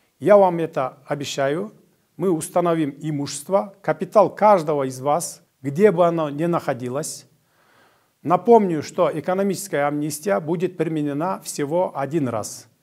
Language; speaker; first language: Russian; non-native, local second language; Kyrgyz